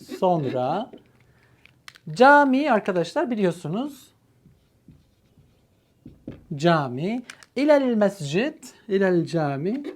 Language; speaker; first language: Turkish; non-native, fluent; Arabic